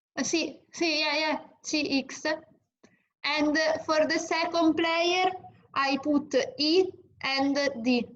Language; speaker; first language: English; non-native, learner; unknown